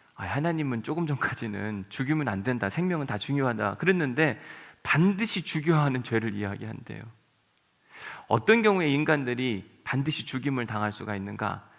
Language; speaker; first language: Korean; native; Korean